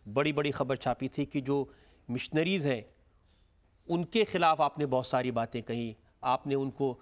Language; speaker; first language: Hindi; native; Hindi